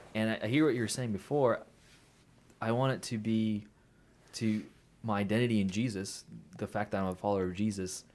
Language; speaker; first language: English; native; English